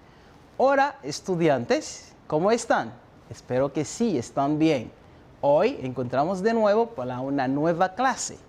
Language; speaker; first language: Spanish; non-native, fluent; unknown